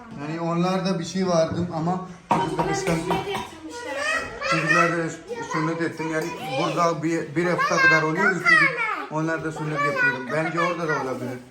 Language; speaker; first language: Turkish; non-native, learner; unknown